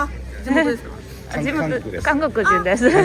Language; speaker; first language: Japanese; non-native, learner; Korean